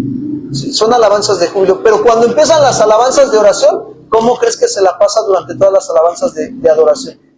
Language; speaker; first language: Spanish; native; Spanish